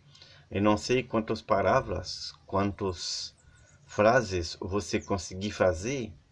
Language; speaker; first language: Portuguese; non-native, learner; Haitian Creole